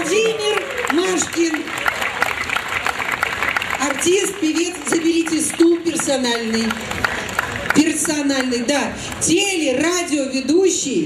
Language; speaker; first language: Russian; native; Russian